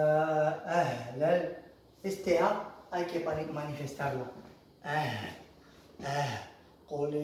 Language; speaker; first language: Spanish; non-native, fluent; Arabic